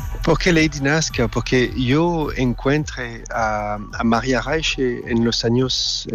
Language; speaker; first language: Spanish; non-native, learner; French